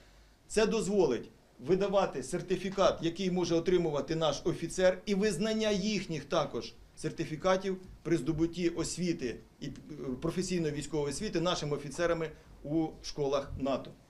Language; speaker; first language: Ukrainian; native; Ukrainian